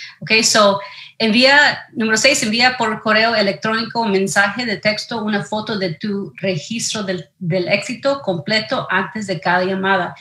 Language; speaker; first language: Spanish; early bilingual, heritage; Spanish